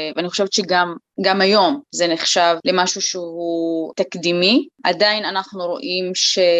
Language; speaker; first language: Hebrew; non-native, local second language; Arabic